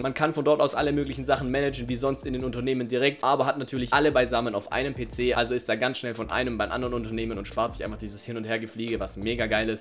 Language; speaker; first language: German; native; German